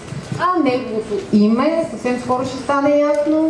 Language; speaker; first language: Bulgarian; native; Bulgarian